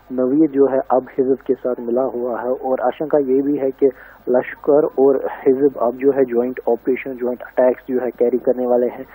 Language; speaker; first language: Hindi; native; Hindi